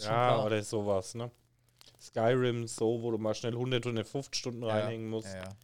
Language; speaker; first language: German; native; German